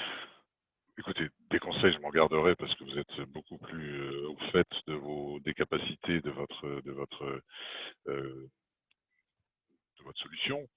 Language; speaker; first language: French; native; French